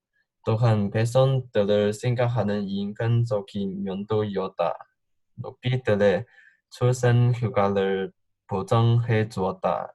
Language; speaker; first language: Korean; non-native, fluent; Chinese